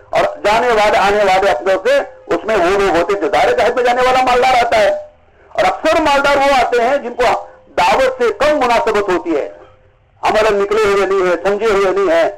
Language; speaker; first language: Urdu; native; Urdu